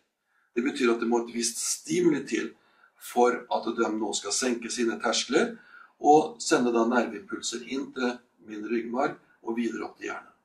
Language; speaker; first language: Norwegian; native; Norwegian